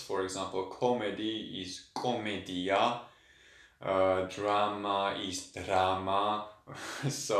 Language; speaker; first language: English; non-native, fluent; Georgian